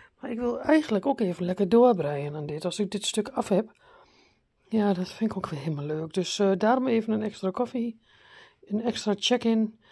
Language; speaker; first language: Dutch; native; Dutch